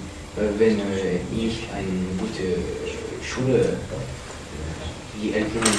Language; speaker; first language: German; non-native, learner; French